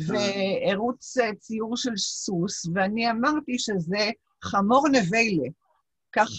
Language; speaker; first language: Hebrew; non-native, local second language; Yiddish